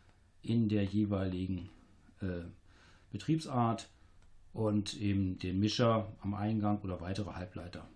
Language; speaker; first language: German; native; German